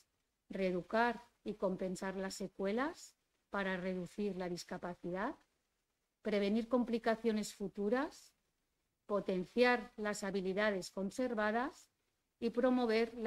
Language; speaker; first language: Spanish; native; Spanish